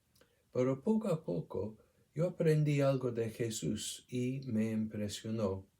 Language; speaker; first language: Spanish; non-native, fluent; English